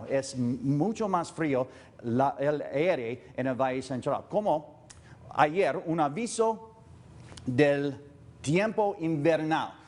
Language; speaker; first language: Spanish; non-native, learner; English